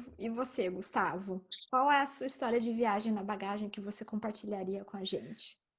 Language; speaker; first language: Portuguese; native; Portuguese